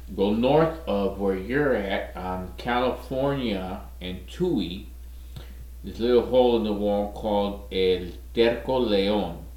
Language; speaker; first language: English; native; English